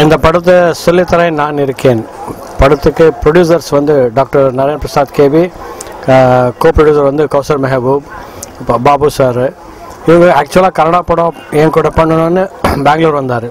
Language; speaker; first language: Tamil; non-native, local second language; Kannada